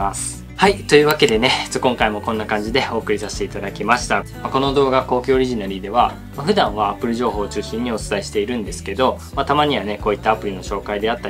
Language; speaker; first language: Japanese; native; Japanese